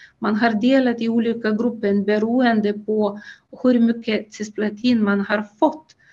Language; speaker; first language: Swedish; non-native, fluent; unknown